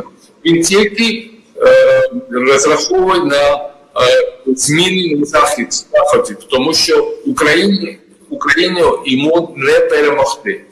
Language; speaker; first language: Ukrainian; non-native, fluent; Georgian